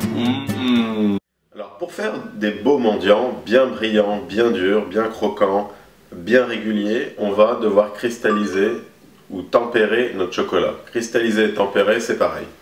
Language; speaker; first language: French; native; French